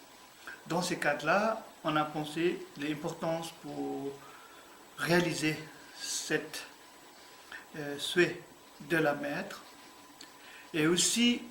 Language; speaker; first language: French; non-native, learner; Tibetan